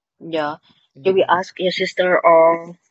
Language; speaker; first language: English; non-native, learner; Vietnamese